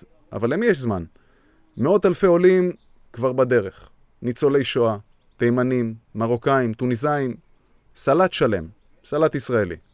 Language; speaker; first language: Hebrew; native; Hebrew